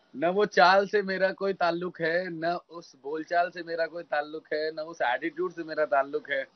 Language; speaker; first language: Hindi; native; Hindi